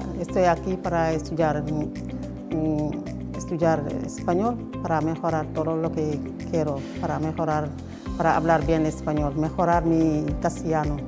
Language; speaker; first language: Spanish; non-native, learner; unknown